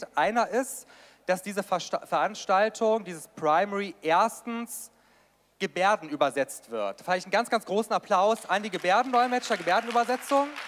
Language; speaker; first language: German; native; German